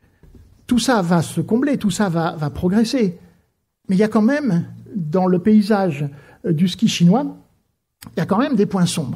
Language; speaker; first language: French; native; French